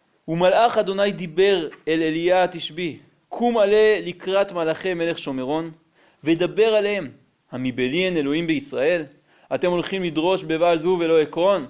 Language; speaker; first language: Hebrew; native; Hebrew